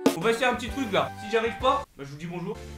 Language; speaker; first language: French; native; French